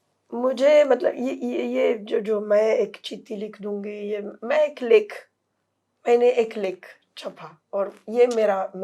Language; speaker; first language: Hindi; non-native, fluent; Italian